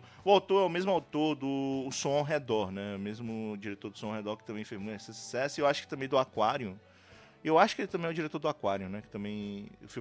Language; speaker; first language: Portuguese; native; Portuguese